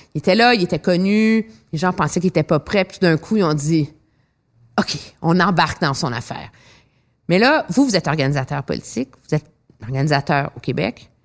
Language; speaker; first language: French; native; French